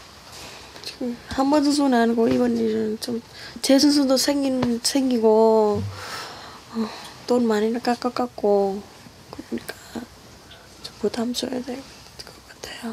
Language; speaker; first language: Korean; non-native, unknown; Vietnamese